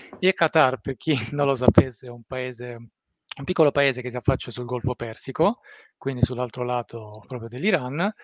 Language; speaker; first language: Italian; early bilingual, other home language; Persian